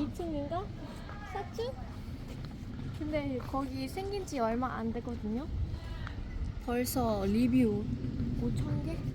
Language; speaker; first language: Korean; non-native, fluent; Lao